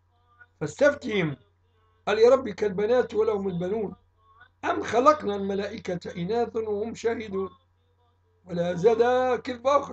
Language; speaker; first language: Arabic; native; Arabic